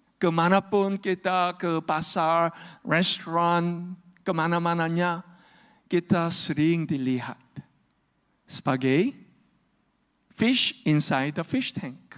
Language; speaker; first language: Indonesian; non-native, learner; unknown